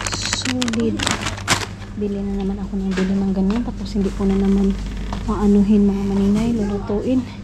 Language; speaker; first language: Filipino; non-native, local second language; Cebuano